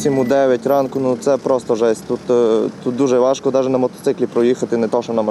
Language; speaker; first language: Ukrainian; native; Ukrainian